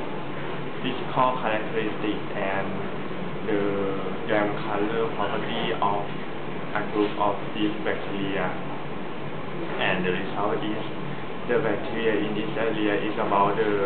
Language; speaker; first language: English; non-native, learner; Thai